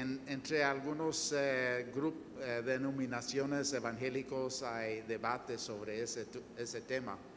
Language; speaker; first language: Spanish; non-native, fluent; English